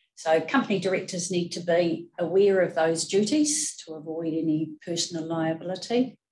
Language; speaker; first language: English; native; English